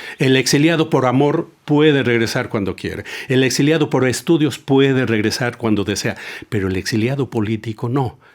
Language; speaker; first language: Spanish; native; Spanish